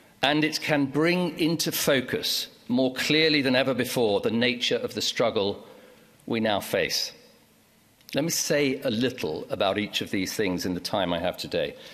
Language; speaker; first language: English; native; English